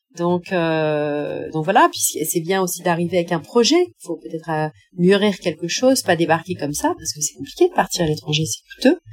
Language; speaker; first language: French; native; French